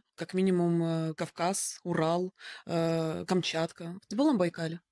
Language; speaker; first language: Russian; native; Russian